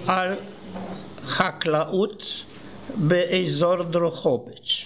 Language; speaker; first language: Hebrew; non-native, fluent; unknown